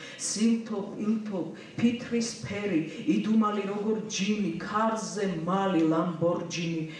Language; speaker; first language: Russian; non-native, local second language; Georgian